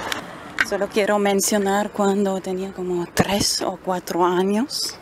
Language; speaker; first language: Spanish; non-native, fluent; German